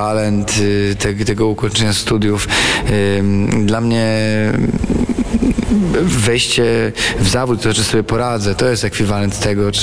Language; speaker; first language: Polish; native; Polish